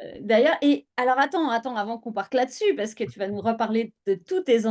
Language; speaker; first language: French; native; French